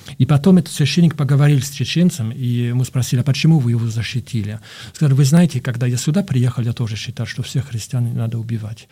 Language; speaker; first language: Russian; non-native, fluent; French